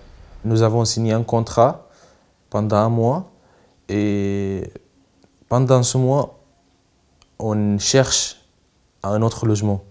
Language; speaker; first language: French; non-native, learner; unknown